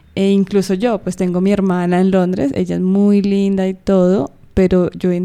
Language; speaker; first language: Spanish; native; Spanish